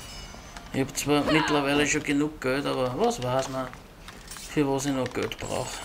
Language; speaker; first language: German; native; German